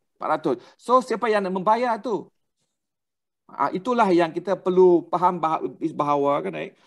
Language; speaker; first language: Malay; non-native, local second language; Thai